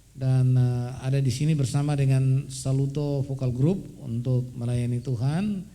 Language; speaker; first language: Indonesian; native; Indonesian